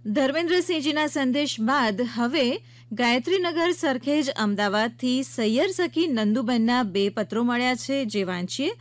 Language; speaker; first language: Gujarati; native; Gujarati